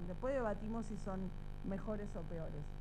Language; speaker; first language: Spanish; native; Spanish